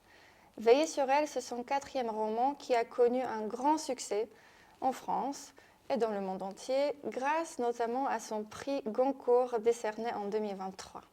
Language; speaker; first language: French; non-native, fluent; Polish